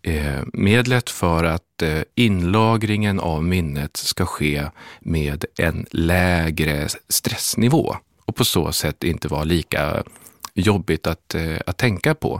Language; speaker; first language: Swedish; native; Swedish